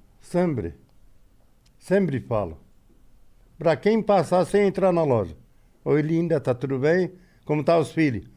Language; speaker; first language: Portuguese; non-native, fluent; Arabic